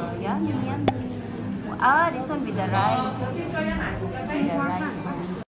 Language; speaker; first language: English; non-native, learner; Filipino